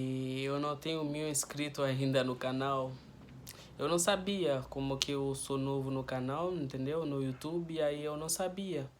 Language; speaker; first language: Portuguese; non-native, learner; Haitian Creole